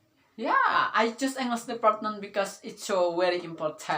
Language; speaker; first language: English; non-native, learner; Indonesian